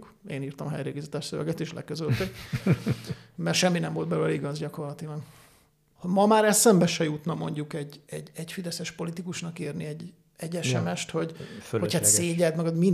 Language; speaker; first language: Hungarian; native; Hungarian